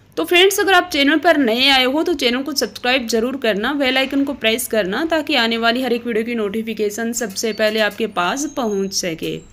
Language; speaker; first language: Hindi; native; Hindi